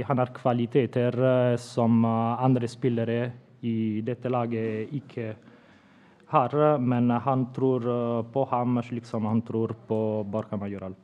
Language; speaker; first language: Norwegian; non-native, fluent; Italian